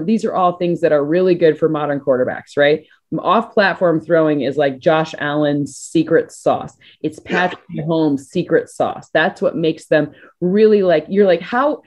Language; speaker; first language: English; native; English